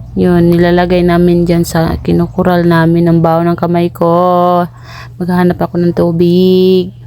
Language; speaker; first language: Filipino; non-native, local second language; Cebuano